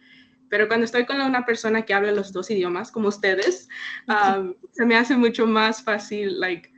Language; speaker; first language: Spanish; early bilingual, heritage; Spanish